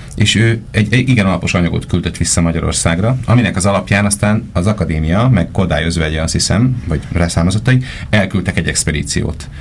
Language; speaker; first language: Hungarian; native; Hungarian